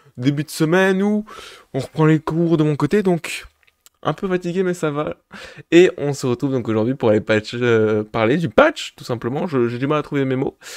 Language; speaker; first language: French; native; French